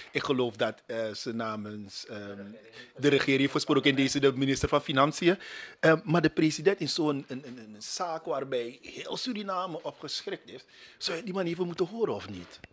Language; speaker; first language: Dutch; native; Dutch